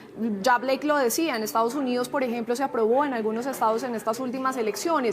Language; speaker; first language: Spanish; native; Spanish